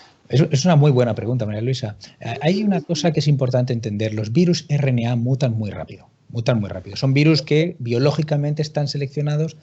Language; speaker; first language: Spanish; native; Spanish